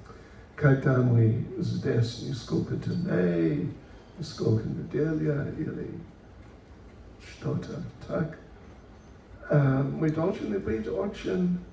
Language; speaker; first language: Russian; non-native, learner; English